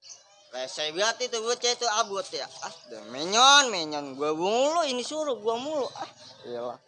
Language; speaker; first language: Indonesian; native; Indonesian